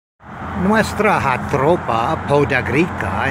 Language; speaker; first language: Spanish; non-native, learner; English